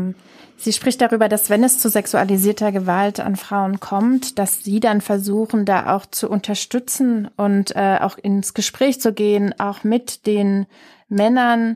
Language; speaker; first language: German; native; German